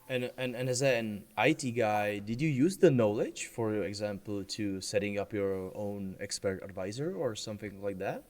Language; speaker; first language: English; non-native, fluent; Czech